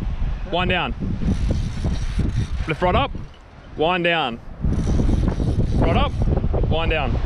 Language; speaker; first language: English; native; English